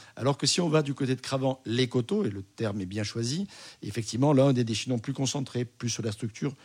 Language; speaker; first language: French; native; French